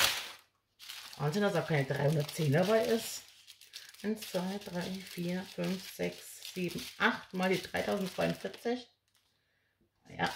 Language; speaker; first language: German; native; German